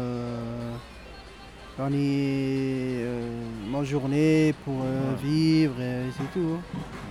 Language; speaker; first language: French; non-native, local second language; Arabic